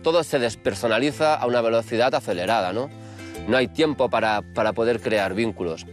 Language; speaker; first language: Spanish; native; Spanish